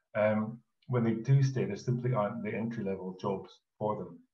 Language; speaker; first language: English; native; English